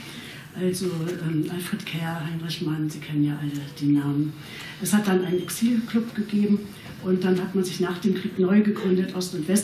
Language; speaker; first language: German; native; German